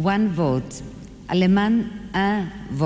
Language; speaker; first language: French; non-native, fluent; German